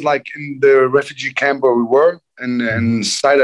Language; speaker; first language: English; non-native, fluent; Danish